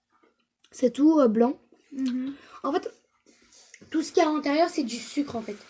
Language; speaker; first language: French; native; French